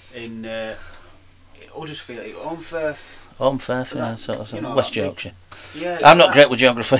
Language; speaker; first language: English; native; English